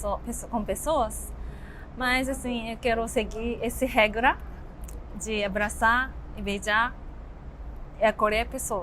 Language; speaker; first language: Portuguese; non-native, learner; Japanese